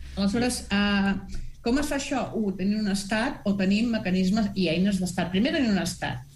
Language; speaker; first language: Catalan; native; Catalan